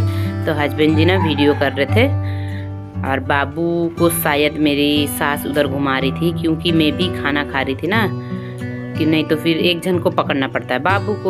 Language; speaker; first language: Hindi; native; Hindi